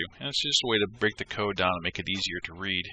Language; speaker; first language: English; native; English